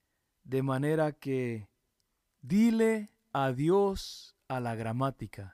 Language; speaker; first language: Spanish; early bilingual, heritage; Spanish